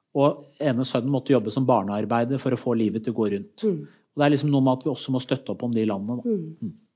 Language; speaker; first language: Norwegian; early bilingual, other home language; Persian